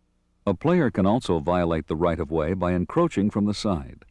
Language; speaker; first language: English; native; English